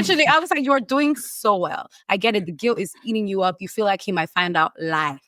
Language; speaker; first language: English; native; English